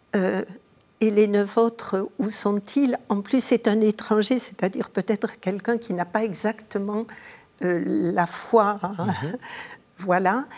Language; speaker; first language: French; native; French